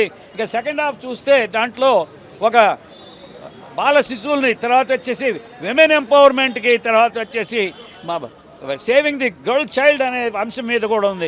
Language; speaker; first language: Telugu; native; Telugu